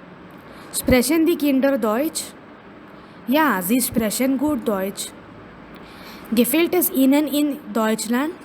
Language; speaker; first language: German; non-native, fluent; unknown